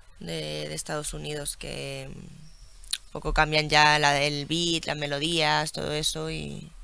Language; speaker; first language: Spanish; early bilingual, other home language; French